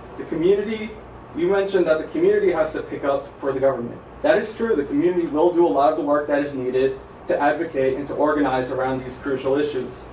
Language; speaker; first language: English; native; English